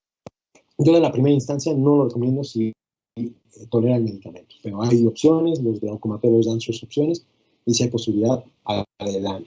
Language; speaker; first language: Spanish; native; Spanish